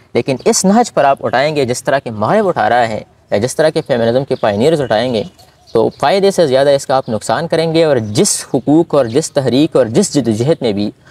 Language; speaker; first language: Urdu; non-native, local second language; Pashto